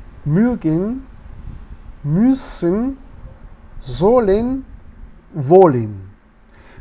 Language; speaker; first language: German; non-native, learner; Spanish